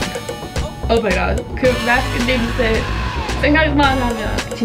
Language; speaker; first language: Korean; non-native, fluent; English